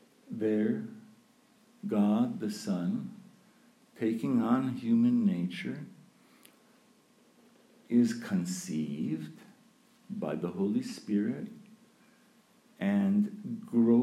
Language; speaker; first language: English; early bilingual, other home language; Ukrainian